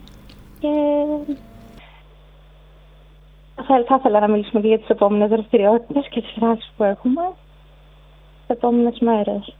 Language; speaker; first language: Greek; native; Greek